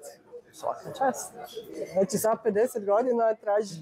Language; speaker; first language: Croatian; native; Croatian